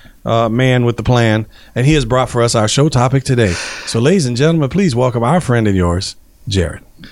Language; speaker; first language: English; native; English